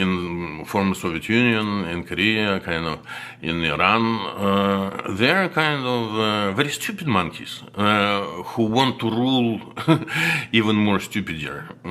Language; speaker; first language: English; non-native, fluent; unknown